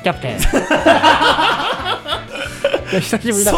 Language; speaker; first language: Japanese; native; Japanese